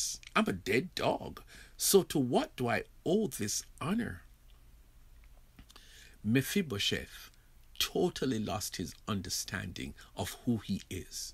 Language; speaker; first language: English; native; English